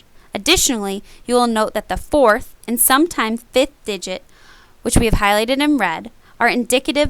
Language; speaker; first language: English; native; English